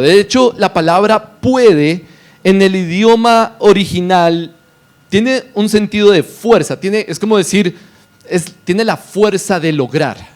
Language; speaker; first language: Spanish; native; Spanish